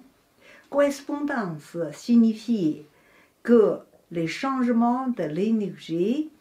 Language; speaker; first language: French; non-native, fluent; Chinese